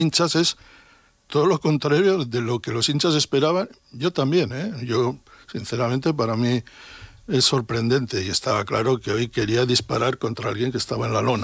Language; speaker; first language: Spanish; native; Spanish